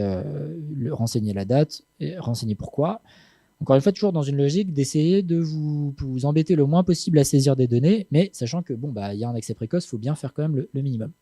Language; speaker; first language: French; native; French